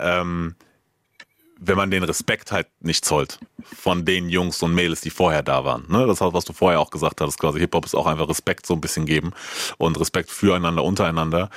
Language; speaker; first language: German; native; German